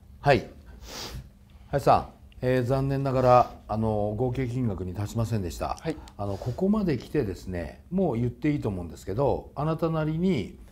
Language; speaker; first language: Japanese; native; Japanese